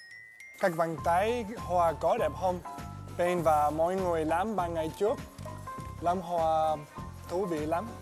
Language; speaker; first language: Vietnamese; non-native, learner; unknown